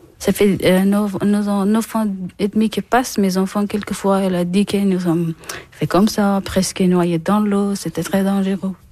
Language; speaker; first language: French; non-native, learner; Persian